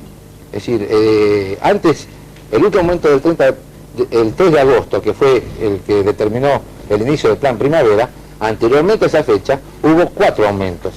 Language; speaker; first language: Spanish; native; Spanish